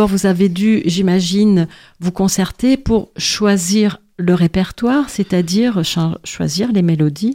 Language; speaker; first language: French; native; French